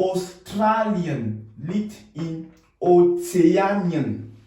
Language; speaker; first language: German; non-native, fluent; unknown